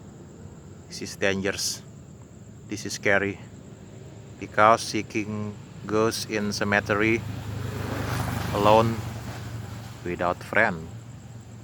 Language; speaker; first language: English; non-native, learner; Indonesian